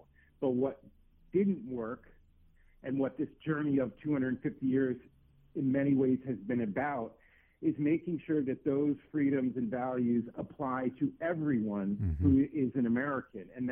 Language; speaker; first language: English; native; English